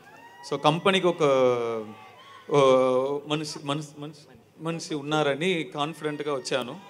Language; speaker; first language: Telugu; non-native, learner; Tamil